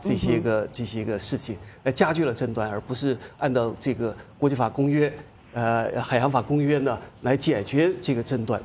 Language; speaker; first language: Chinese; native; Chinese